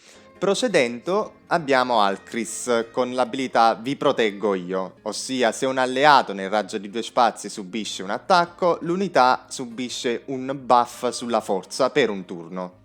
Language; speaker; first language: Italian; native; Italian